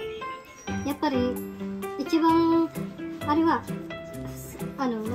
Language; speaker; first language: Japanese; non-native, fluent; Filipino